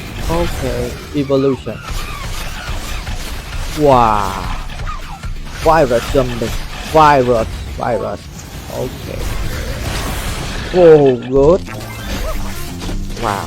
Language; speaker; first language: English; non-native, learner; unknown